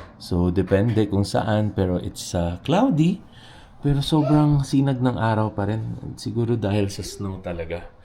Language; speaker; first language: Filipino; non-native, local second language; Hiligaynon